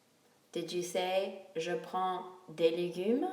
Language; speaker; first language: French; non-native, fluent; English